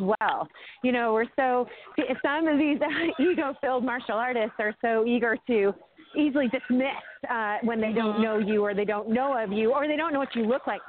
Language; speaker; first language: English; native; English